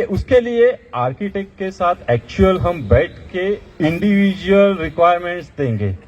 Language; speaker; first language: Hindi; non-native, local second language; Marathi